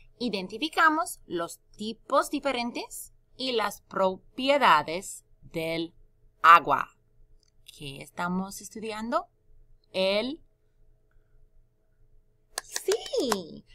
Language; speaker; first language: Spanish; non-native, fluent; English